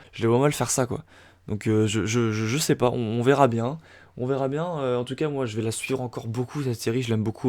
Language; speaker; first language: French; native; French